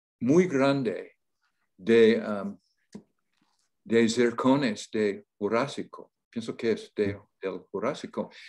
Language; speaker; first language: Spanish; non-native, learner; English